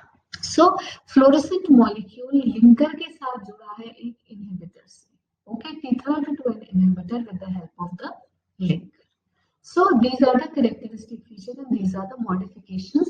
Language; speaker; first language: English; non-native, local second language; Hindi